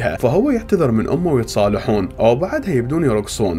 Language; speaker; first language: Arabic; native; Arabic